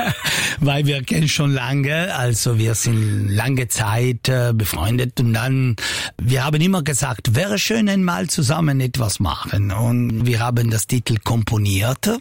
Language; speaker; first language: German; non-native, local second language; Italian